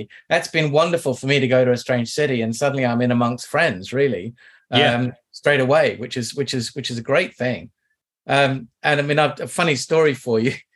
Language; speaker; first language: English; native; English